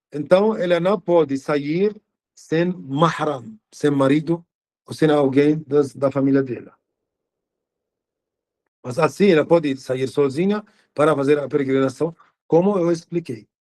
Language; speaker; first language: Portuguese; non-native, fluent; Arabic